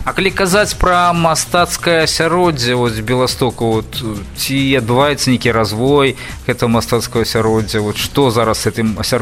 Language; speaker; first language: Belarusian; native; Belarusian